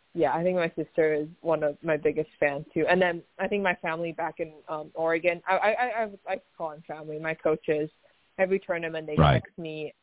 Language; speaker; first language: English; non-native, fluent; Chinese